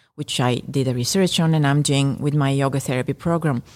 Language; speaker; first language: English; non-native, fluent; Bulgarian